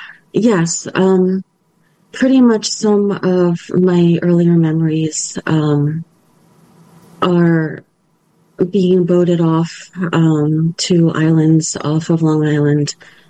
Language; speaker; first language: English; native; English